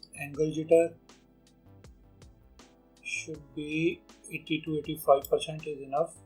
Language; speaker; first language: English; non-native, local second language; Hindi